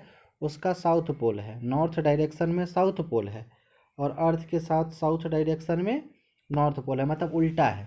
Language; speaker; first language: Hindi; native; Hindi